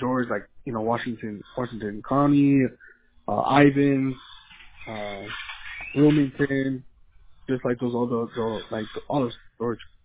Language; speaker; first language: English; early bilingual, other home language; Spanish